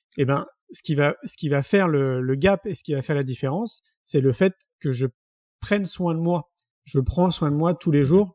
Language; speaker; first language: French; native; French